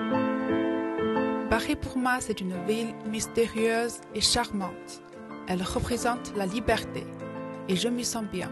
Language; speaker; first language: French; non-native, fluent; Chinese